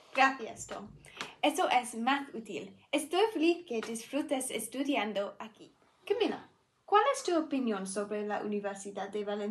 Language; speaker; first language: Spanish; non-native, learner; English